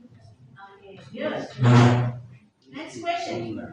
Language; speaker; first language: English; non-native, fluent; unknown